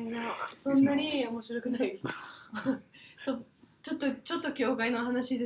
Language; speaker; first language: Japanese; non-native, fluent; English